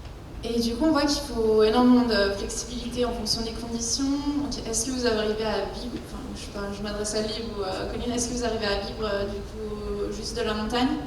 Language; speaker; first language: French; native; French